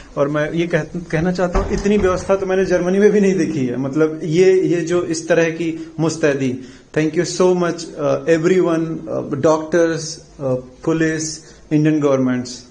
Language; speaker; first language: Hindi; native; Hindi